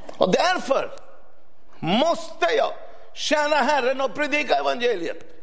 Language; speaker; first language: Swedish; non-native, fluent; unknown